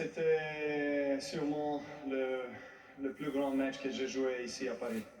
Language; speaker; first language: French; non-native, fluent; Serbian